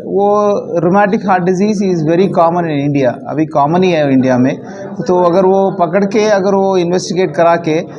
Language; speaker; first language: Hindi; non-native, local second language; Marathi